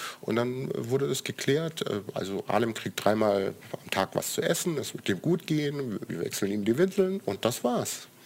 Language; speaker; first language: German; early bilingual, other home language; Croatian